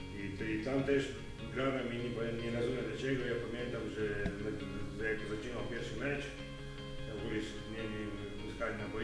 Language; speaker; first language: Polish; non-native, learner; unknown